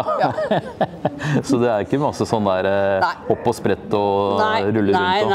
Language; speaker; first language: Norwegian; native; Norwegian